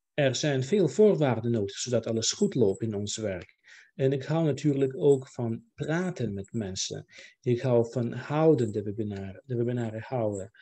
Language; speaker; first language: Dutch; non-native, fluent; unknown